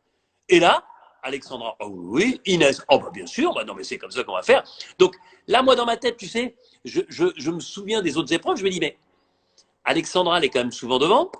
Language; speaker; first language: French; native; French